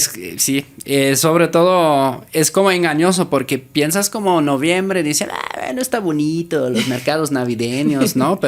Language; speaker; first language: Spanish; native; Spanish